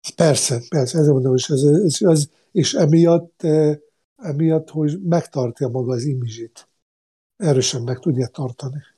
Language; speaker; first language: Hungarian; non-native, fluent; Arabic